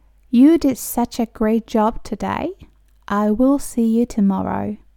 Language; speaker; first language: English; non-native, fluent; Japanese